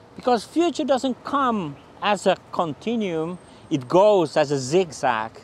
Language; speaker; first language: English; non-native, fluent; Finnish